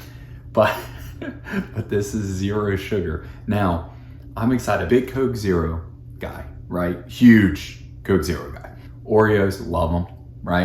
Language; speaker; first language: English; native; English